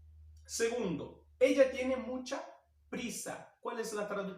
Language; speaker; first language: Spanish; non-native, fluent; Portuguese